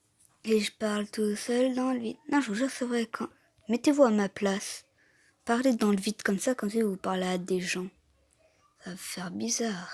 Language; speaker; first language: French; native; French